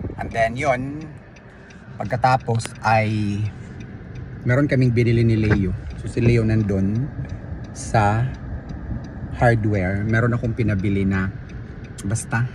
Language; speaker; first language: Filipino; non-native, local second language; Cebuano